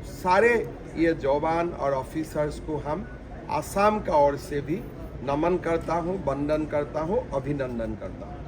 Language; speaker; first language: Hindi; non-native, local second language; Assamese